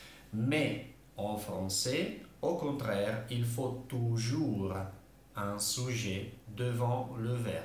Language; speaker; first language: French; non-native, fluent; Italian